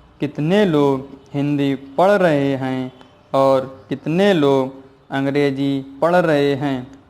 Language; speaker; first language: Hindi; native; Hindi